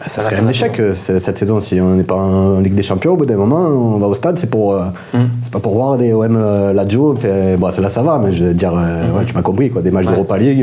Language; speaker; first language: French; native; French